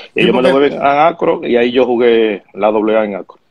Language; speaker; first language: Spanish; native; Spanish